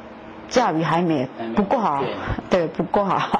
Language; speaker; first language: Chinese; non-native, fluent; Korean